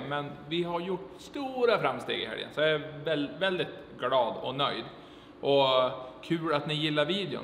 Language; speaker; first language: Swedish; native; Swedish